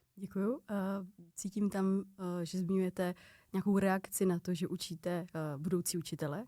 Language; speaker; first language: Czech; native; Czech